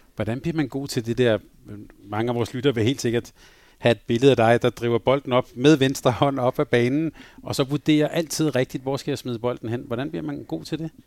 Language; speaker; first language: Danish; native; Danish